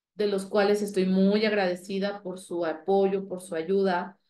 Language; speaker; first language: Spanish; native; Spanish